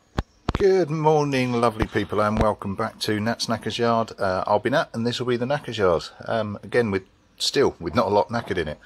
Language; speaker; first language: English; native; English